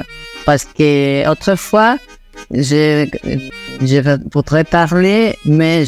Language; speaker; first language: French; non-native, learner; Spanish